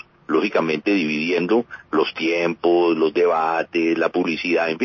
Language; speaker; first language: Spanish; native; Spanish